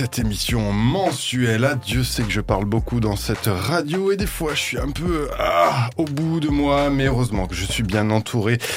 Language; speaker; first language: French; native; French